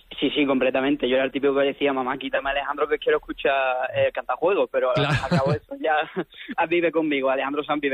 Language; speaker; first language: Spanish; native; Spanish